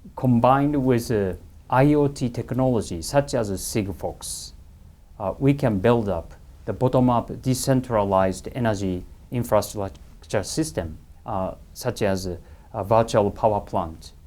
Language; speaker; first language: English; non-native, fluent; Japanese